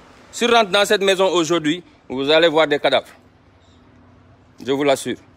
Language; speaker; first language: French; non-native, local second language; Wolof